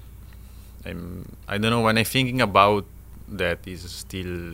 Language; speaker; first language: English; non-native, learner; Italian